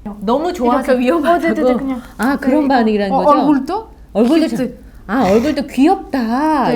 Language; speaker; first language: Korean; native; Korean